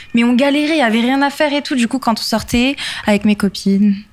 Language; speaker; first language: French; native; French